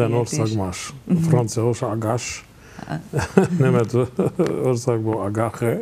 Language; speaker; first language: Hungarian; non-native, local second language; Romanian